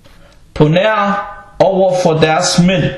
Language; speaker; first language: Danish; non-native, local second language; Arabic